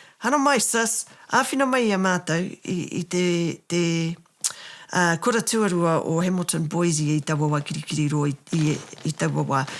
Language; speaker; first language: Māori; native; Māori